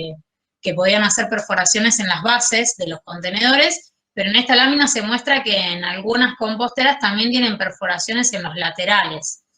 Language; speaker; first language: Spanish; native; Spanish